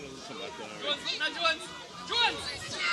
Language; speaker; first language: English; native; English